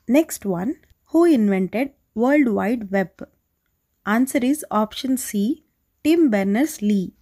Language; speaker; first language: English; non-native, local second language; Telugu